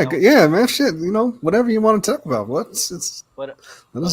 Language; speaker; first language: English; native; English